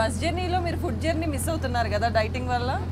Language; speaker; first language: Telugu; native; Telugu